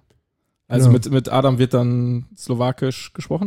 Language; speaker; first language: German; native; German